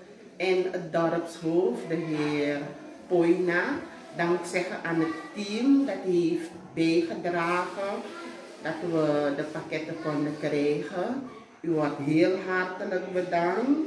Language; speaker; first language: Dutch; non-native, local second language; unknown